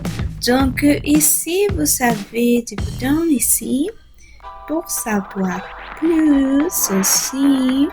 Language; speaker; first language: French; non-native, learner; Spanish